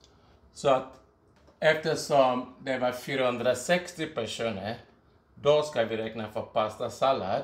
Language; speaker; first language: Swedish; non-native, fluent; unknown